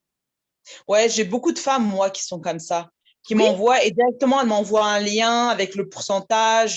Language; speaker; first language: French; native; French